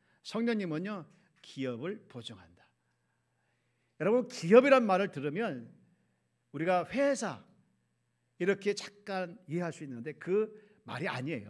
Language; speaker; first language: Korean; native; Korean